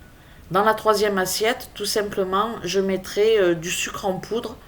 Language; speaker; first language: French; native; French